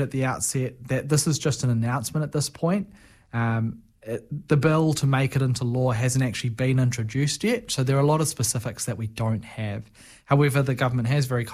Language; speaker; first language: English; native; English